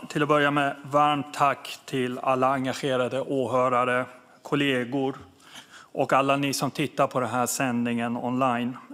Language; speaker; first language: Swedish; early bilingual, other home language; Persian